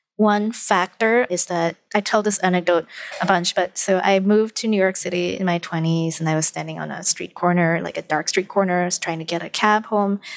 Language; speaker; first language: English; non-native, local second language; Chinese